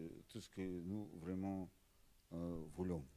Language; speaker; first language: French; non-native, fluent; Russian